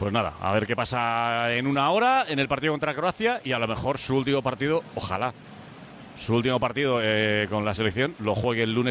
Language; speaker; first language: Spanish; native; Spanish